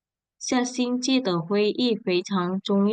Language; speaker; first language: Chinese; non-native, fluent; Indonesian